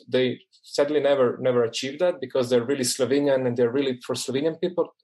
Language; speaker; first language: English; non-native, fluent; Croatian